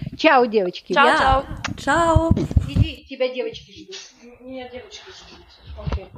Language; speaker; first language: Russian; early bilingual, heritage; Russian